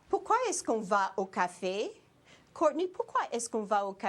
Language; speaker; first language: French; non-native, fluent; English